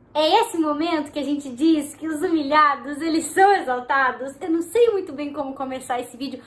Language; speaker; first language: Portuguese; native; Portuguese